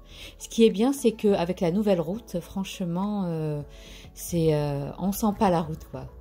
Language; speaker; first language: French; non-native, local second language; Arabic